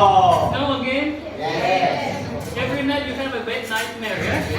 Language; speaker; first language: English; non-native, fluent; Indonesian